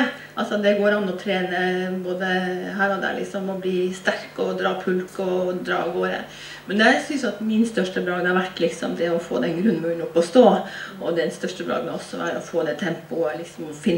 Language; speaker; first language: Norwegian; native; Norwegian